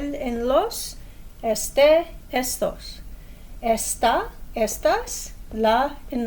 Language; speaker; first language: Spanish; non-native, fluent; English